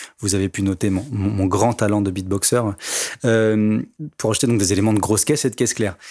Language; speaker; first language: French; native; French